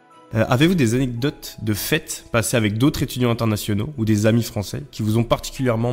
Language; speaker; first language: French; native; French